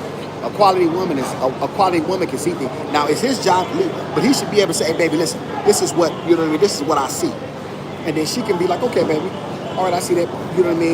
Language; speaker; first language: English; native; English